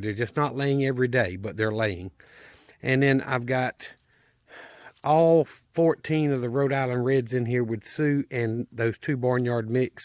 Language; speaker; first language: English; native; English